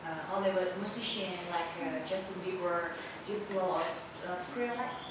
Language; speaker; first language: English; non-native, learner; Indonesian